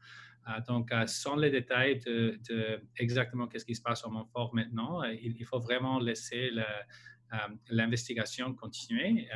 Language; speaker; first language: French; non-native, local second language; English